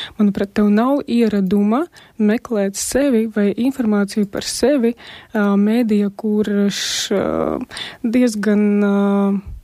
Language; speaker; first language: Latvian; non-native, local second language; Russian